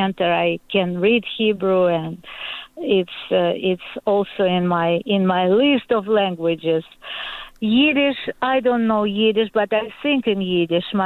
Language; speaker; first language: English; non-native, learner; Russian